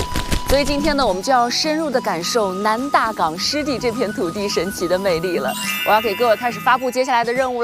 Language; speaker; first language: Chinese; native; Chinese